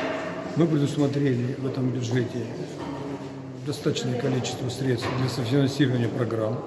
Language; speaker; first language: Russian; native; Russian